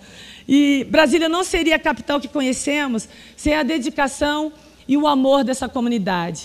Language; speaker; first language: Portuguese; native; Portuguese